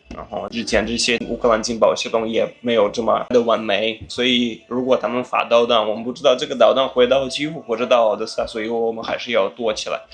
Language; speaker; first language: Chinese; non-native, fluent; Ukrainian